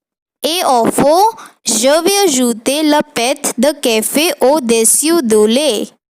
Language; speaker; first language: French; non-native, learner; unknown